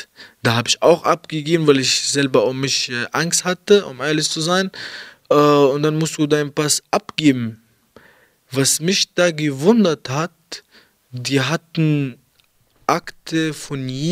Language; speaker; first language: German; early bilingual, other home language; Arabic